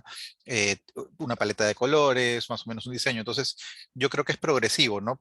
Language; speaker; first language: Spanish; native; Spanish